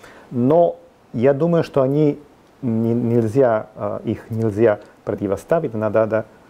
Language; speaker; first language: Russian; non-native, fluent; Italian